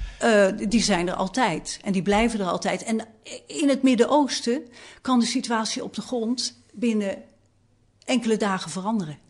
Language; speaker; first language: Dutch; native; Dutch